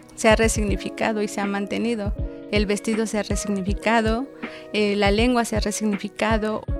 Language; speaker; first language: Spanish; non-native, local second language; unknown